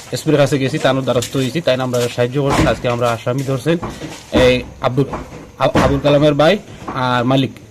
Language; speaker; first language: Bangla; native; Bangla